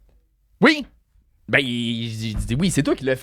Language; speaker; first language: French; native; French